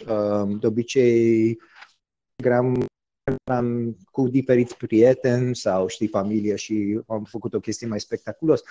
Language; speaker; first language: Romanian; early bilingual, heritage; Romanian